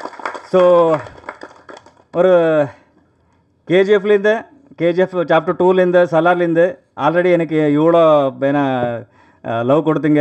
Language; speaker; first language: Tamil; non-native, learner; Kannada